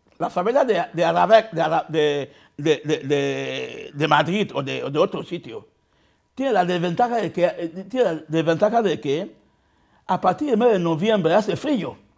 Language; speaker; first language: Spanish; non-native, local second language; Fang